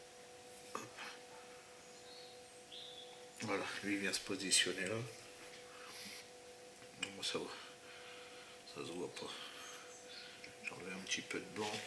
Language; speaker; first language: French; native; French